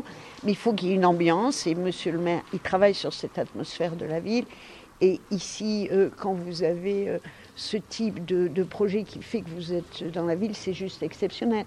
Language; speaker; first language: French; native; French